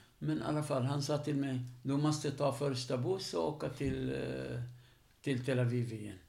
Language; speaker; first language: Swedish; non-native, fluent; Arabic